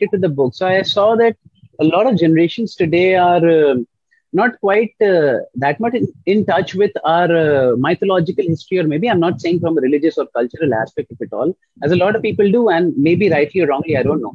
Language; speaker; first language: English; non-native, local second language; Hindi